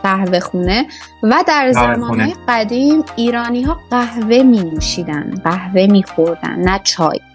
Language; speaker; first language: Persian; native; Persian